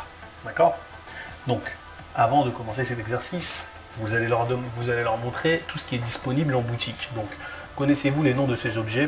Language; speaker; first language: French; native; French